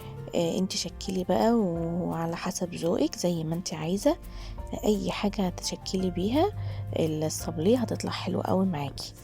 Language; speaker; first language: Arabic; native; Arabic